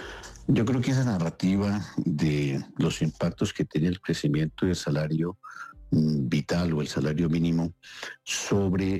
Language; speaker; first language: Spanish; native; Spanish